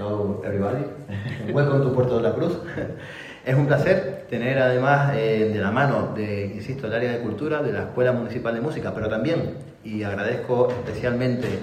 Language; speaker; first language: Spanish; native; Spanish